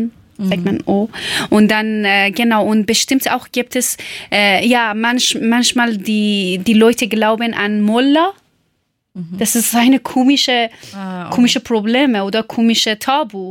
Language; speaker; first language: German; non-native, learner; Persian